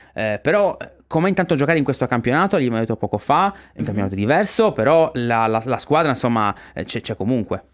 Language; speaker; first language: Italian; native; Italian